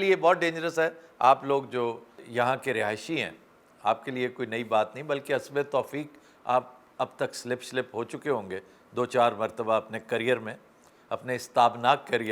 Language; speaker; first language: Urdu; native; Urdu